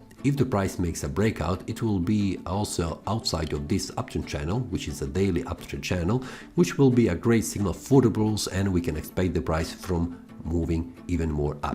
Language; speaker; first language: English; non-native, fluent; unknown